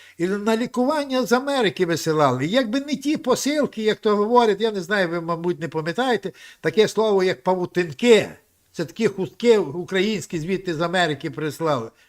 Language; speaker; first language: Ukrainian; native; Ukrainian